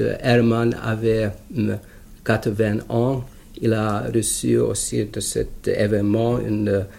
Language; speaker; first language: French; non-native, fluent; Hungarian